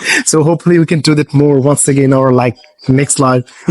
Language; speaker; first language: English; non-native, local second language; Bangla